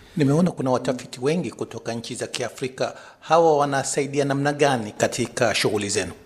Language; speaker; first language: Swahili; native; Swahili